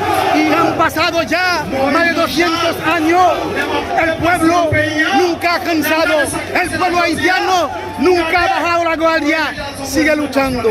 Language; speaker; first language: Spanish; non-native, fluent; Haitian Creole